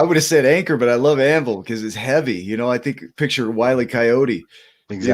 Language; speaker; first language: English; native; English